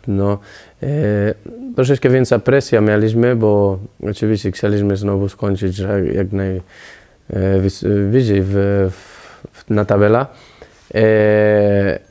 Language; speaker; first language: Polish; non-native, learner; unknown